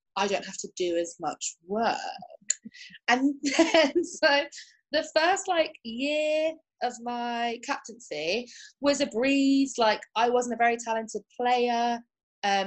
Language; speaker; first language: English; native; English